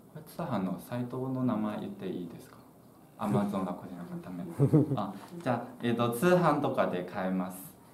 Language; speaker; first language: Japanese; non-native, fluent; Chinese